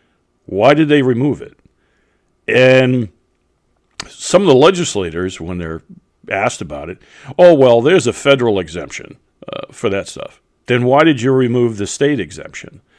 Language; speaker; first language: English; native; English